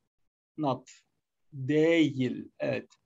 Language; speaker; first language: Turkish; non-native, fluent; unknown